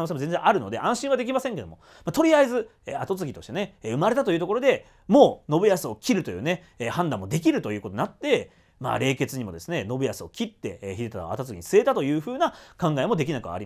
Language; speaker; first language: Japanese; native; Japanese